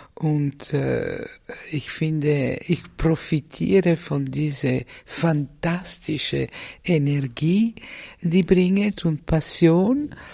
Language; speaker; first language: German; non-native, fluent; Italian